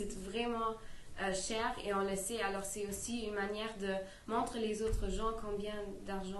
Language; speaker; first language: French; non-native, learner; English